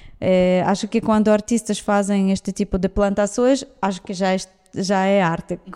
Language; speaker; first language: Portuguese; non-native, fluent; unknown